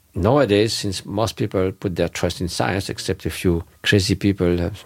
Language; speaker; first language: English; non-native, fluent; French